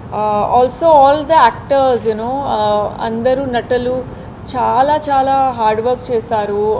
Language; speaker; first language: Telugu; non-native, fluent; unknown